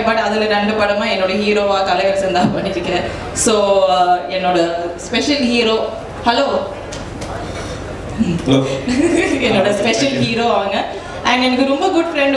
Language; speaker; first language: Tamil; non-native, local second language; Malayalam